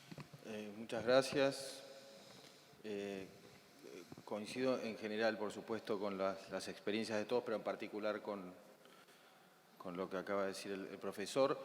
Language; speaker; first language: Spanish; native; Spanish